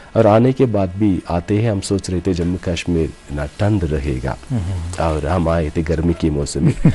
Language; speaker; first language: Hindi; non-native, local second language; Tamil